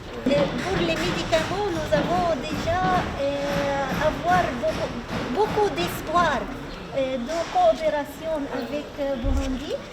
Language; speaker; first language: French; non-native, learner; Arabic